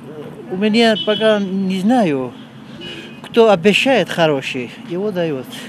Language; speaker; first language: Russian; non-native, learner; Armenian